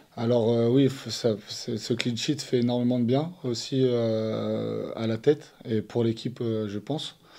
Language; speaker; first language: French; native; French